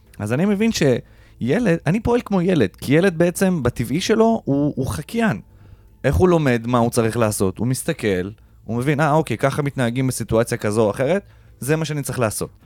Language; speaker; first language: Hebrew; native; Hebrew